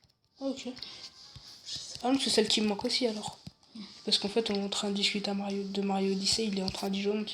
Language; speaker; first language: French; native; French